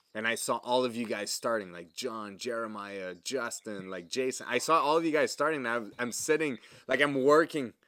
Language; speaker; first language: English; non-native, fluent; French